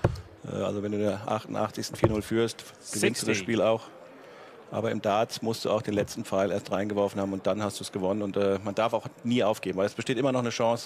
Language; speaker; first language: German; native; German